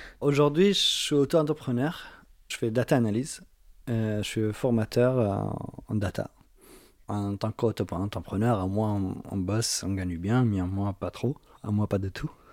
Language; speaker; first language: French; non-native, fluent; Arabic